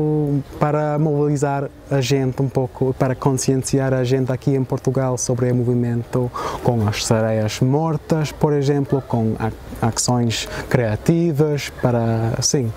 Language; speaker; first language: Portuguese; non-native, fluent; English